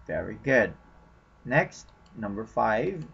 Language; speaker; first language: English; non-native, fluent; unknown